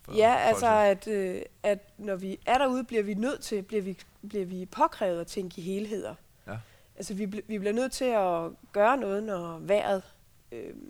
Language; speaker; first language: Danish; native; Danish